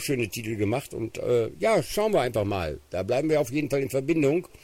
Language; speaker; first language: German; native; German